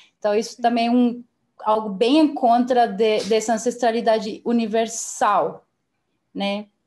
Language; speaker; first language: Portuguese; non-native, fluent; Spanish